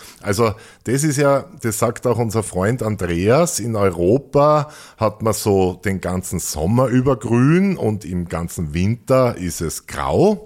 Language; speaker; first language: German; native; German